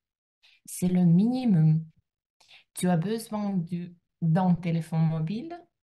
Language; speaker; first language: French; non-native, learner; Russian